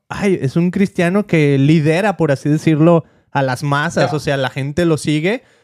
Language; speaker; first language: Spanish; native; Spanish